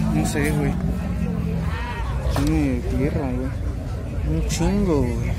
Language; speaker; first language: Spanish; native; Spanish